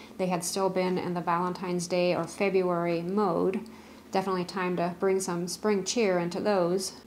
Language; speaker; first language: English; native; English